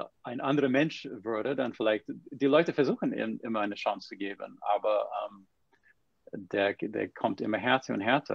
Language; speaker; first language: German; non-native, fluent; English